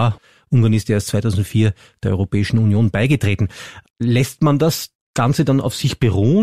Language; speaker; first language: German; native; German